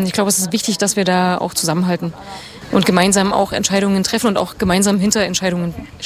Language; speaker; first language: German; native; German